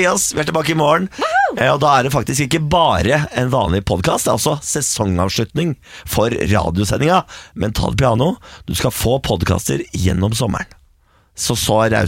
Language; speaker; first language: Norwegian; native; Norwegian